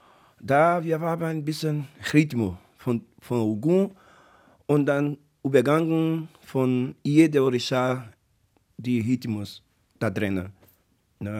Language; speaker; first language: German; non-native, learner; Portuguese